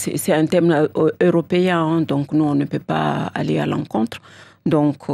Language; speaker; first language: French; non-native, local second language; Comorian